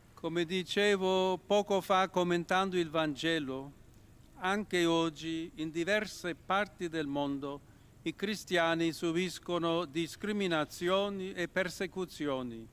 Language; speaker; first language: Italian; non-native, fluent; English